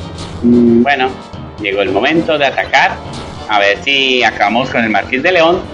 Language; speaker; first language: Spanish; native; Spanish